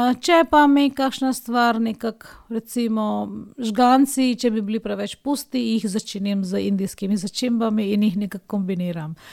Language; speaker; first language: Slovenian; non-native, fluent; Hindi